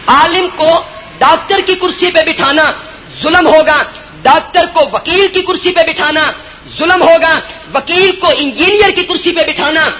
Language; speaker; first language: Urdu; non-native, local second language; Punjabi